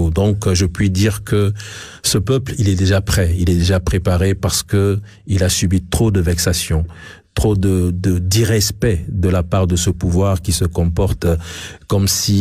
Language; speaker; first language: French; non-native, local second language; Ewe